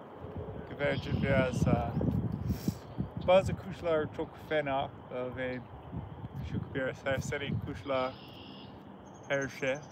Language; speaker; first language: Turkish; non-native, learner; English